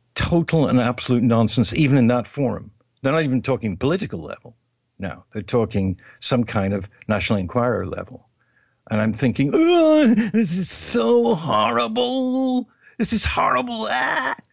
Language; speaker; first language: English; native; English